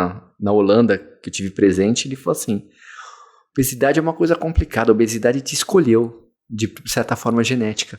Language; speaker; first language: Portuguese; native; Portuguese